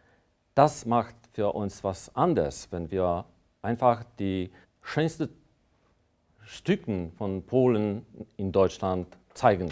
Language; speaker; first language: German; non-native, fluent; Polish